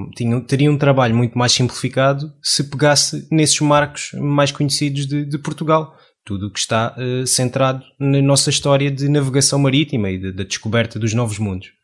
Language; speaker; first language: Portuguese; native; Portuguese